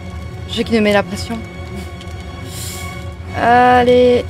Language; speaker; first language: French; native; French